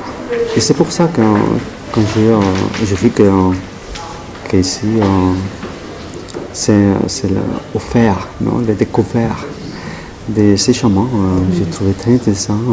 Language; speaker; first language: French; non-native, learner; Spanish